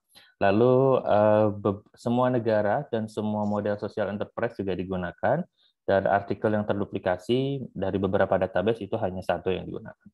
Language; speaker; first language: Indonesian; native; Indonesian